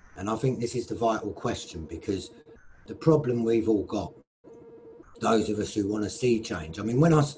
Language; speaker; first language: English; native; English